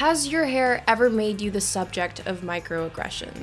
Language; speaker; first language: English; native; English